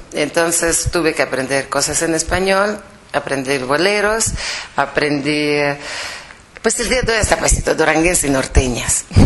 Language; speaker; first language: Spanish; non-native, fluent; Russian